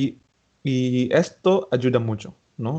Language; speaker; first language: Spanish; non-native, fluent; Indonesian